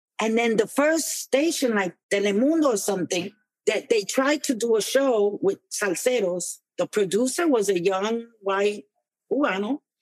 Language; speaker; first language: English; early bilingual, other home language; Spanish